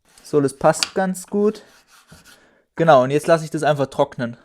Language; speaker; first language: German; native; German